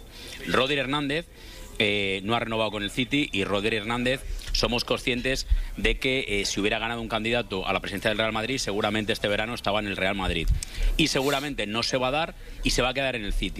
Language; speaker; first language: Spanish; native; Spanish